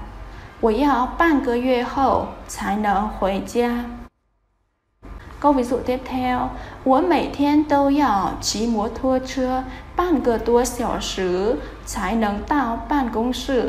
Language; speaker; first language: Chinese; non-native, fluent; Vietnamese